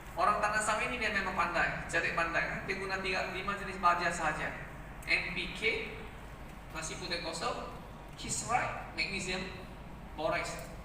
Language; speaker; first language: Malay; native; Malay